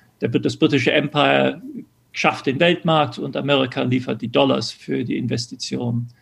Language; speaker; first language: German; early bilingual, other home language; English